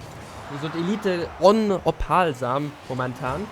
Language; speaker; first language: German; non-native, local second language; Luxembourgish